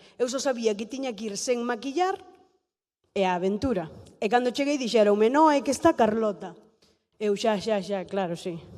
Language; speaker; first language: Galician; native; Galician